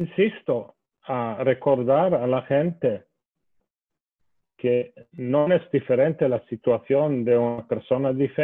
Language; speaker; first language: Spanish; non-native, fluent; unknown